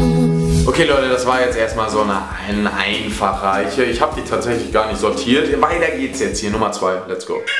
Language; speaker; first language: German; native; German